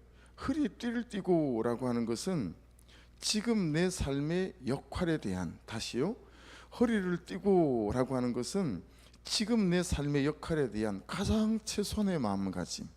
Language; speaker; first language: Korean; native; Korean